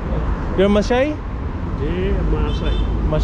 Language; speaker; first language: Hindi; native; Hindi